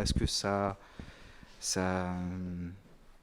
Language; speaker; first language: French; native; French